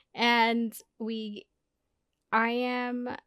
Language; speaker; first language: English; native; English